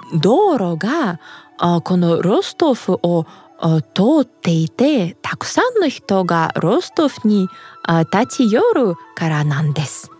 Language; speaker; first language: Japanese; non-native, fluent; Russian